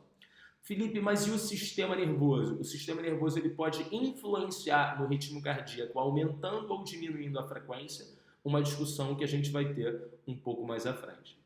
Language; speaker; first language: Portuguese; native; Portuguese